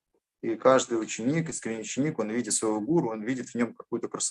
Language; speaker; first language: Russian; native; Russian